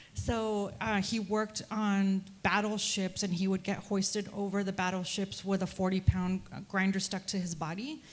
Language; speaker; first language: English; early bilingual, other home language; Spanish